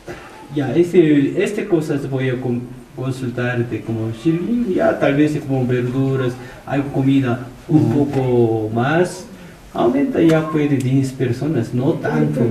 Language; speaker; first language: Spanish; non-native, learner; Korean